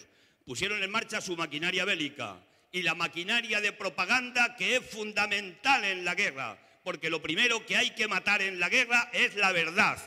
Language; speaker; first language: Spanish; native; Spanish